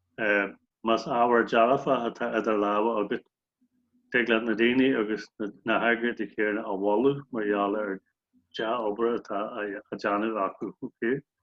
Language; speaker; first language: Irish; native; Irish